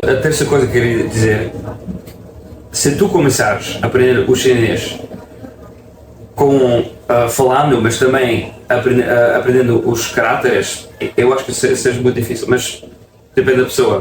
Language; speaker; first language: Portuguese; non-native, fluent; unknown